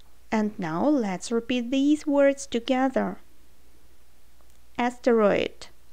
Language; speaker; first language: English; non-native, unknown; Ukrainian